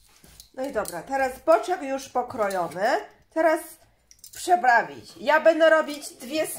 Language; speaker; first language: Polish; non-native, learner; Chinese